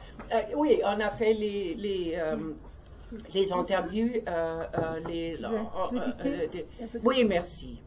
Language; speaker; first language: French; non-native, learner; German